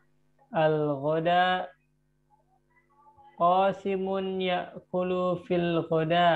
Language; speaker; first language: Arabic; non-native, learner; Indonesian